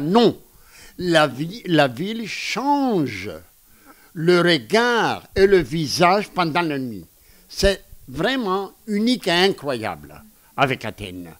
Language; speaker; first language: French; non-native, fluent; Greek